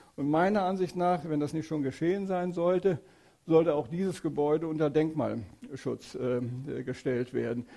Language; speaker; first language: German; native; German